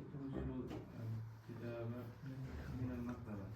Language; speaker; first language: Arabic; non-native, learner; Kashmiri